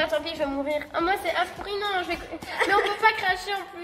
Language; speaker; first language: French; native; French